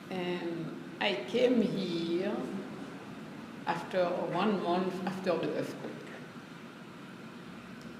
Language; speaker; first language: English; non-native, learner; Haitian Creole